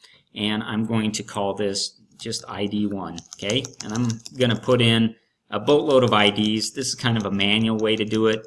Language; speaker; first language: English; native; English